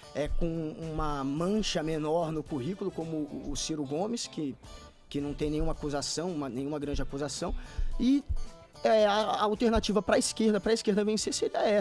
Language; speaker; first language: Portuguese; native; Portuguese